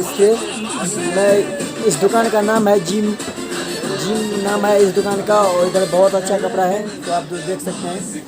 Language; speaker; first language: Hindi; non-native, local second language; Maithili